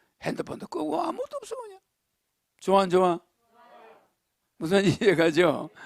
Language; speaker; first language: Korean; native; Korean